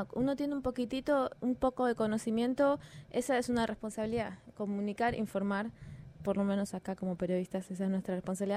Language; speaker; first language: Spanish; native; Spanish